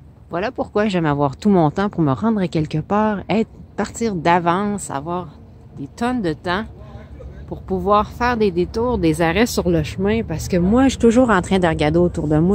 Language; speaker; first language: French; early bilingual, heritage; French